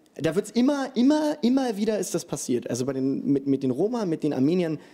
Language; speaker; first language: German; native; German